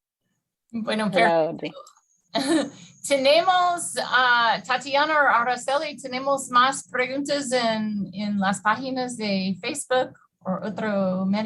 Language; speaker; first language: Spanish; non-native, fluent; English